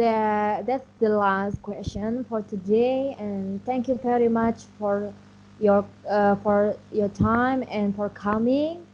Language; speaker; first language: English; non-native, learner; Indonesian